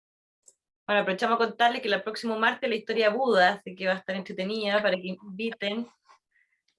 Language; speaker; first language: Spanish; native; Spanish